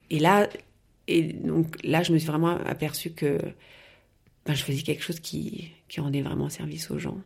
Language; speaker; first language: French; native; French